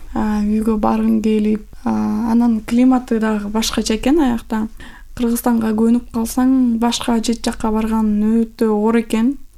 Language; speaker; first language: Kyrgyz; non-native, local second language; Russian